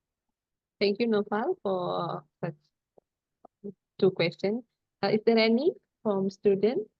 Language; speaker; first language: English; non-native, fluent; Indonesian